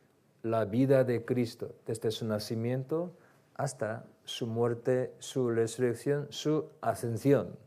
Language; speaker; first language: Spanish; non-native, learner; Korean